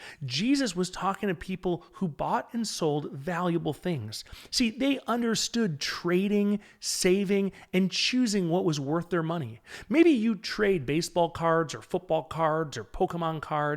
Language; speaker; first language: English; native; English